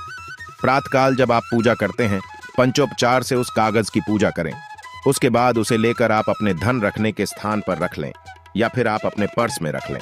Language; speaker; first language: Hindi; native; Hindi